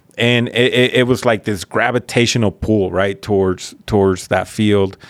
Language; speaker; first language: English; early bilingual, other home language; Spanish